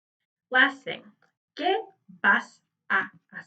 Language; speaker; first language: Spanish; non-native, fluent; English